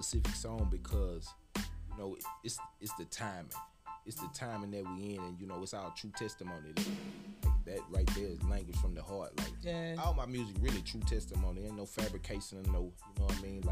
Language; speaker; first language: English; native; English